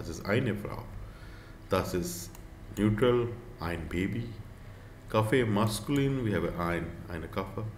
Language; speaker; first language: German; non-native, learner; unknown